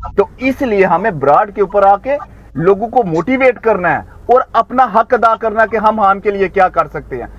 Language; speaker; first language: Urdu; non-native, local second language; Punjabi